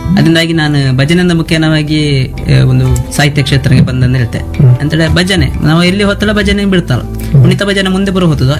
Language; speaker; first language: Kannada; non-native, local second language; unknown